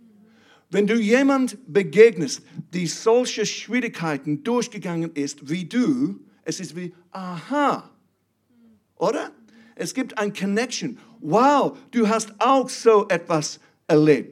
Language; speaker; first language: German; non-native, fluent; English